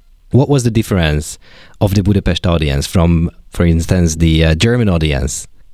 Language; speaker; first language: English; non-native, fluent; Hungarian